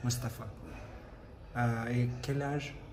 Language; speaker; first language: French; non-native, learner; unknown